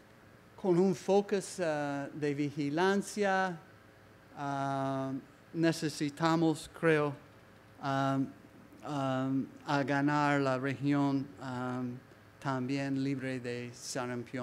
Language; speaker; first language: Spanish; non-native, learner; English